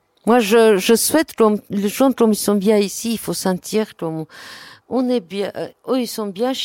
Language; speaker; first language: French; non-native, learner; Armenian